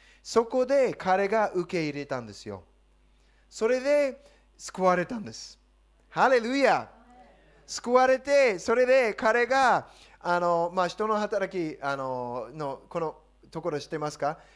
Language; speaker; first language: Japanese; non-native, fluent; English